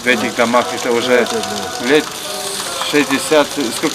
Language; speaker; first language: Russian; non-native, fluent; Latvian